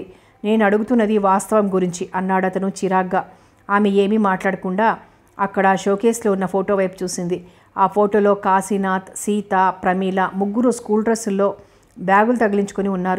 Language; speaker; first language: Telugu; native; Telugu